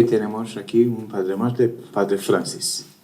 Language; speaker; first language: Spanish; non-native, fluent; Turkish